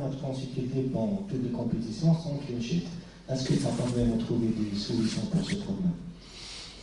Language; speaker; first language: French; non-native, fluent; Catalan